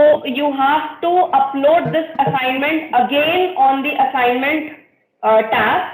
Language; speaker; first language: English; non-native, local second language; Hindi